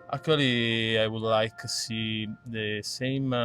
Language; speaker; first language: English; non-native, learner; Italian